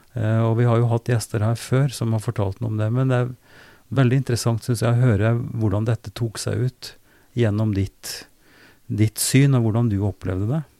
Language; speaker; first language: Norwegian; native; Norwegian